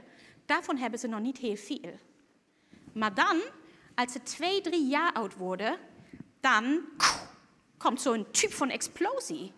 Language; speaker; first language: Dutch; non-native, fluent; German